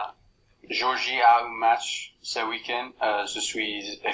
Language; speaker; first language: French; non-native, learner; English